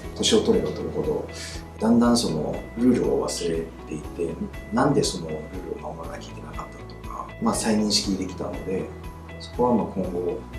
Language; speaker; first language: Japanese; non-native, fluent; Chinese